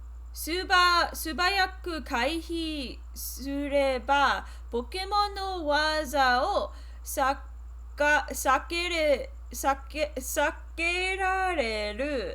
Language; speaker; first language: Japanese; non-native, learner; English